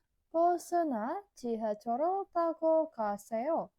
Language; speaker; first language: Korean; non-native, learner; Indonesian